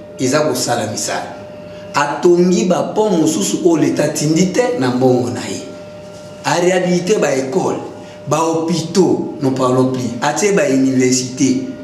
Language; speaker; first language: Lingala; native; Lingala